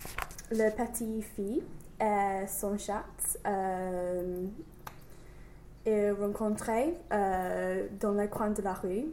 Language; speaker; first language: French; non-native, learner; English